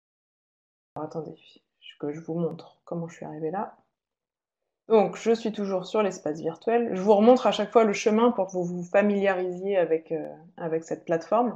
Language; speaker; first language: French; native; French